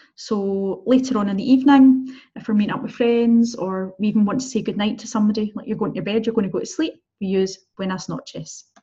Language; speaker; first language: English; native; English